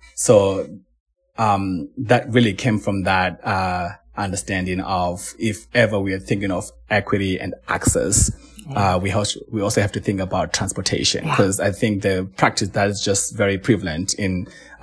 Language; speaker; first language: English; non-native, local second language; Shona